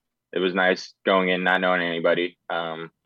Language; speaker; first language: English; native; English